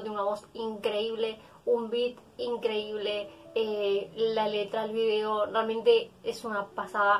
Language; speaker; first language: Spanish; native; Spanish